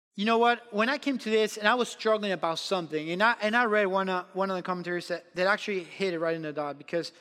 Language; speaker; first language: English; non-native, fluent; Spanish